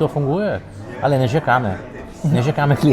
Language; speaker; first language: Czech; non-native, learner; Italian